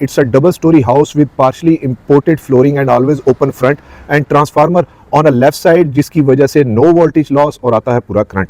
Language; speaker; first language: Urdu; native; Urdu